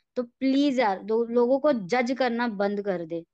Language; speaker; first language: Hindi; native; Hindi